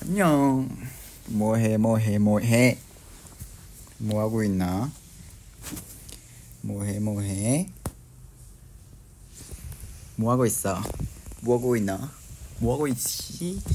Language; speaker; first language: Korean; non-native, fluent; Vietnamese